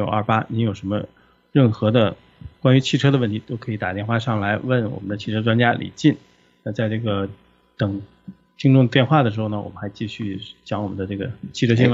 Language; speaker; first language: Chinese; native; Chinese